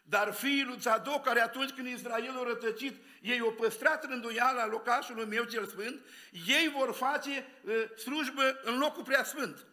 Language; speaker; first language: Romanian; native; Romanian